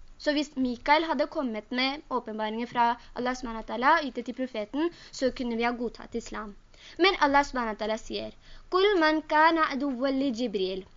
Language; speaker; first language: Norwegian; early bilingual, other home language; Urdu